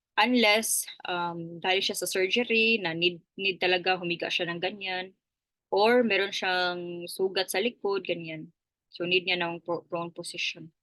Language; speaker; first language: Filipino; native; Filipino